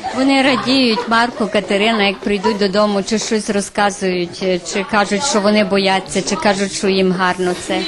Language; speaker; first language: Ukrainian; early bilingual, heritage; Ukrainian